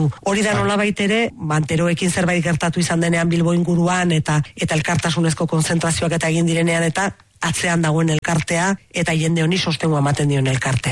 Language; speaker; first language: Basque; native; Basque